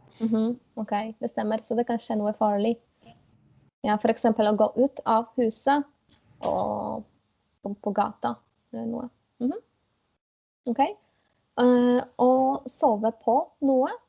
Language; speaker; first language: Norwegian; non-native, fluent; Polish